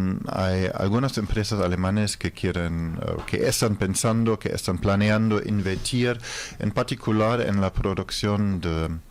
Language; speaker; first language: Spanish; non-native, fluent; German